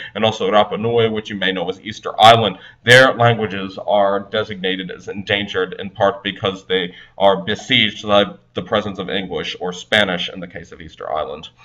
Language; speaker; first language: English; native; English